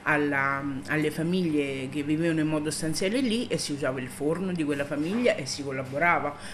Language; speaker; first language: Italian; native; Italian